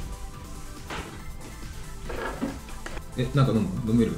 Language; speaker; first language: Japanese; native; Japanese